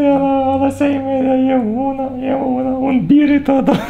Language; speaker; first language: Spanish; non-native, fluent; Russian